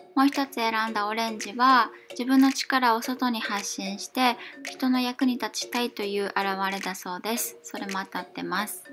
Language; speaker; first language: Japanese; native; Japanese